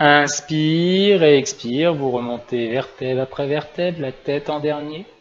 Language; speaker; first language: French; native; French